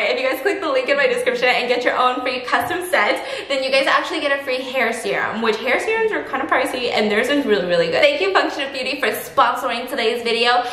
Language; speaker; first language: English; native; English